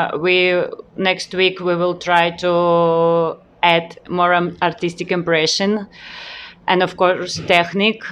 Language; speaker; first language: English; non-native, learner; Ukrainian